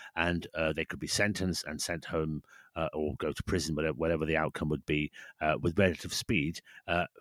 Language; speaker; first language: English; native; English